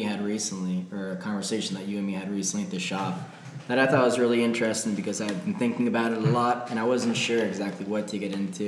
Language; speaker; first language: English; native; English